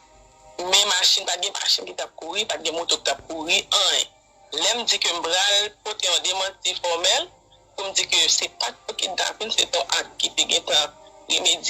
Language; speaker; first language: Haitian Creole; native; Haitian Creole